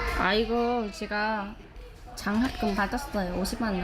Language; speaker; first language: Korean; non-native, learner; Vietnamese